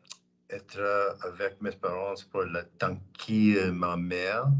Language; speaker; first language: French; non-native, learner; English